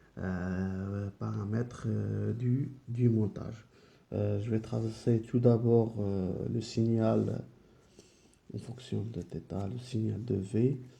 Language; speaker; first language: French; non-native, local second language; Arabic